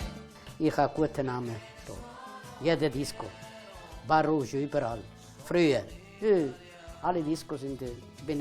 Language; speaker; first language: German; non-native, fluent; Italian